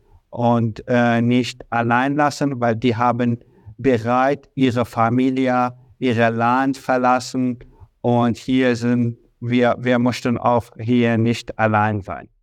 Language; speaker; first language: German; non-native, learner; Arabic